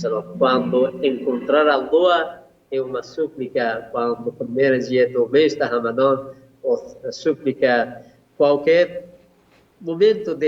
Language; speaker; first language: Portuguese; non-native, learner; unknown